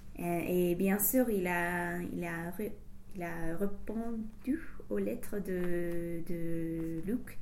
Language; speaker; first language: French; non-native, fluent; English